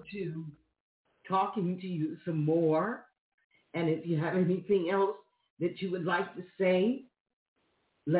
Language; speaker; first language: English; native; English